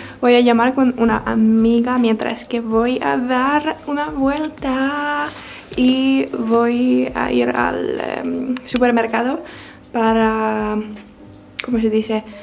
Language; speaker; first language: Spanish; non-native, learner; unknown